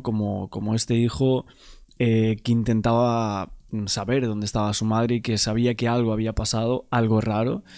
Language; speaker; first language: Spanish; native; Spanish